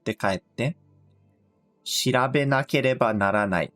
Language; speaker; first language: Japanese; non-native, fluent; English